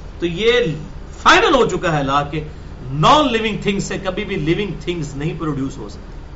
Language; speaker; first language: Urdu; non-native, local second language; Punjabi